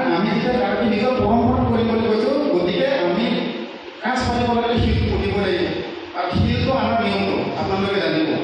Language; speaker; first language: Assamese; non-native, local second language; Karbi